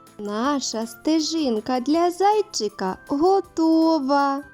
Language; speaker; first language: Ukrainian; native; Ukrainian